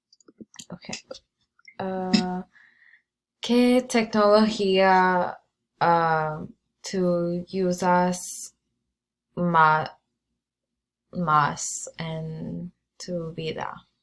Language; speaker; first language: Spanish; non-native, learner; English